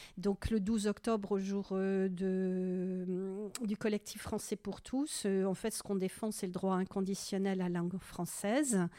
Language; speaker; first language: French; native; French